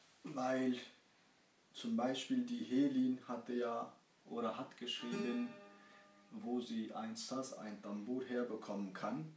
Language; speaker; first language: German; early bilingual, other home language; Kurdish